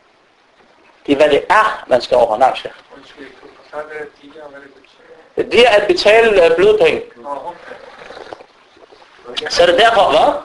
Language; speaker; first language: Danish; non-native, fluent; Arabic